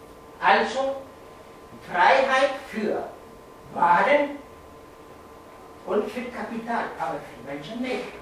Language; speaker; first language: German; non-native, fluent; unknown